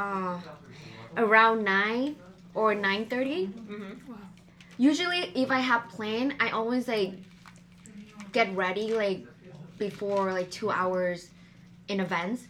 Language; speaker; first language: English; non-native, fluent; Vietnamese